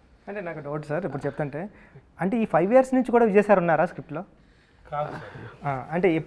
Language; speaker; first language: Telugu; native; Telugu